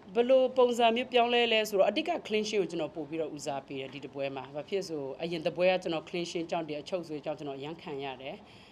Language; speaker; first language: Burmese; native; Burmese